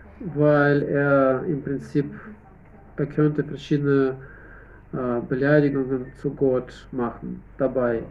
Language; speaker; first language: German; non-native, fluent; Russian